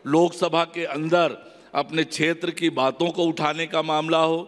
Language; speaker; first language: Hindi; native; Hindi